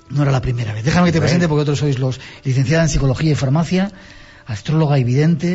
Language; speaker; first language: Spanish; native; Spanish